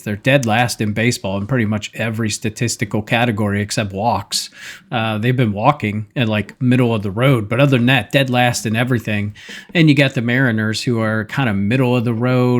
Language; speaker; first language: English; native; English